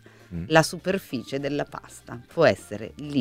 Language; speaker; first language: Italian; native; Italian